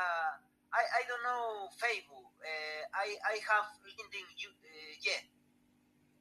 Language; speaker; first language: English; non-native, learner; Spanish